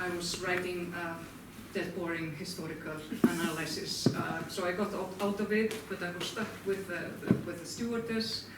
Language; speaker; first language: English; non-native, fluent; Icelandic